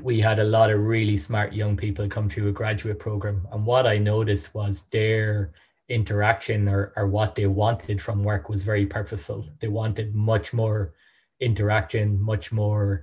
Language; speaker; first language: English; native; English